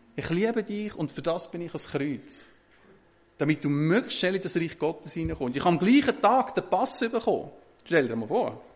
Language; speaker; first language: German; native; German